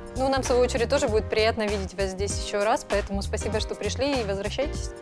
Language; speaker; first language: Russian; native; Russian